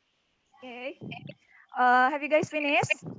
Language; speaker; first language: English; non-native, learner; Indonesian